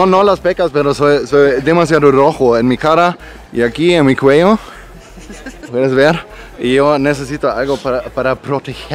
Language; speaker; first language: Spanish; non-native, learner; German